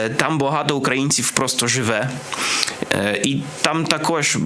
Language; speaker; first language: Ukrainian; non-native, learner; Polish